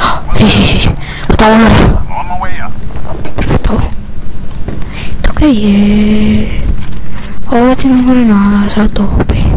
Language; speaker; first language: Spanish; native; Spanish